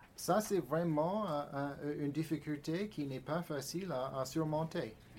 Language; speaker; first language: French; non-native, fluent; English